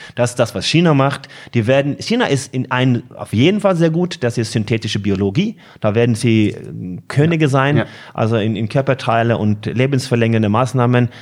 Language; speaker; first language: German; non-native, fluent; Norwegian